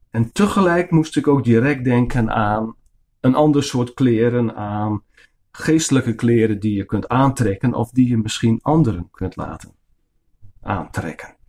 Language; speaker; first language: Dutch; non-native, local second language; Western Frisian